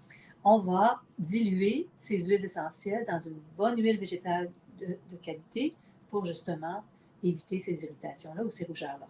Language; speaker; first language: French; native; French